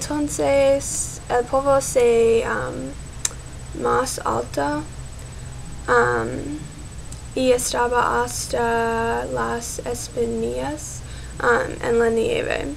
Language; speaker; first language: Spanish; non-native, learner; English